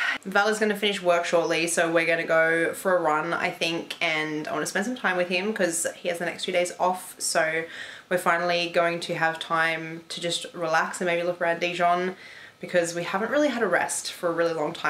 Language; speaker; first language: English; native; English